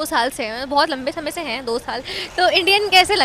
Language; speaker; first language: Hindi; native; Hindi